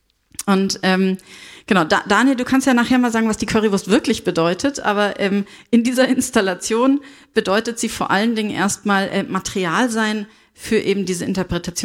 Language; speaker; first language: German; native; German